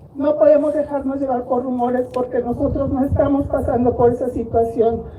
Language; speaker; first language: Spanish; early bilingual, heritage; Spanish